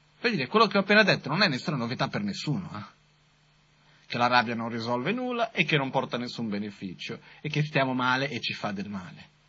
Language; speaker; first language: Italian; non-native, fluent; Portuguese